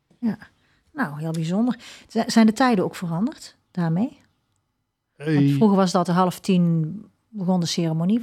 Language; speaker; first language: Dutch; native; Dutch